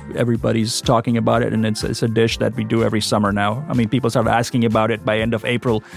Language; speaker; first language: English; non-native, local second language; Gujarati